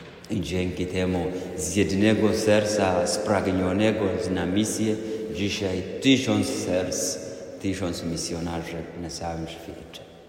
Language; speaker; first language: Polish; non-native, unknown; Amharic